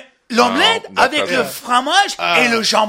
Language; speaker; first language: French; non-native, learner; English